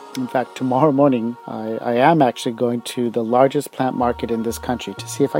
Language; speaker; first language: English; native; English